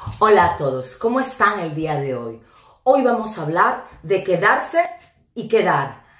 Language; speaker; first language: Spanish; non-native, fluent; English